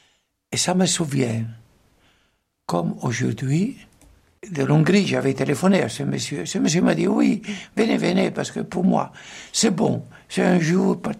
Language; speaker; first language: French; non-native, fluent; Italian